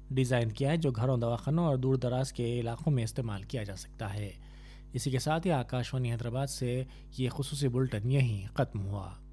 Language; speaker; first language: Urdu; native; Urdu